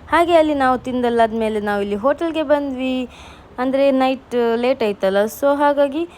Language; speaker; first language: Kannada; native; Kannada